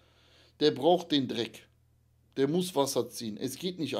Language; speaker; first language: German; native; German